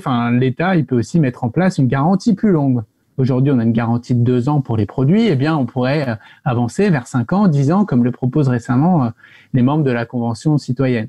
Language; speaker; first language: French; native; French